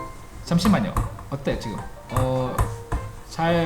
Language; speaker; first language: Korean; non-native, fluent; Malay